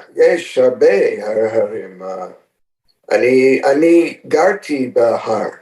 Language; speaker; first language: Hebrew; non-native, learner; English